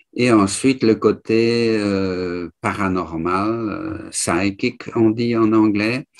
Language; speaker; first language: French; native; French